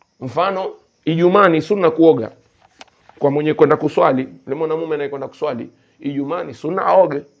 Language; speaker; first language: Swahili; native; Swahili